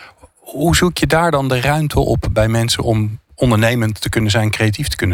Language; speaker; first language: Dutch; native; Dutch